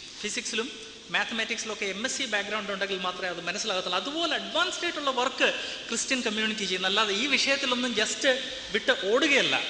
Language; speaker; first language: Malayalam; non-native, learner; Hindi